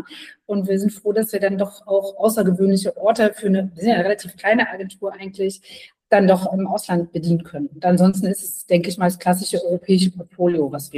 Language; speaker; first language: German; native; German